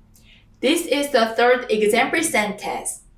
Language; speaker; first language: English; non-native, fluent; Korean